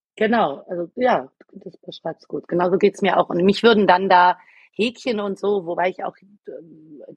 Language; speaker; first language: German; native; German